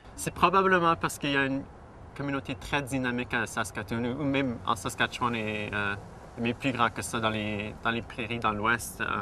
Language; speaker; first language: French; native; French